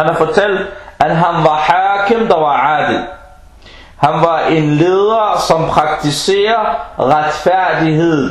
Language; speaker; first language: Danish; early bilingual, other home language; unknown